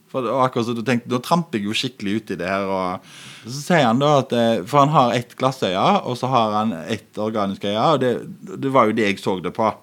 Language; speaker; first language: Norwegian; native; Norwegian